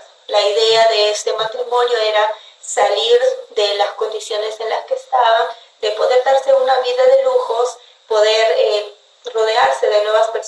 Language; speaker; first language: Spanish; native; Spanish